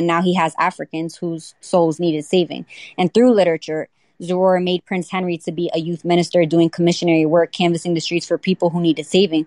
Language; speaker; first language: English; native; English